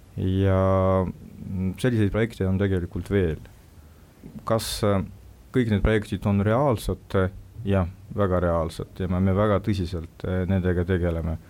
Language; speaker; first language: Estonian; non-native, local second language; Russian